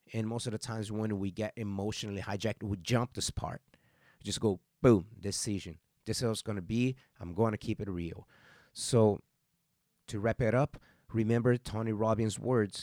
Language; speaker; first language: English; native; English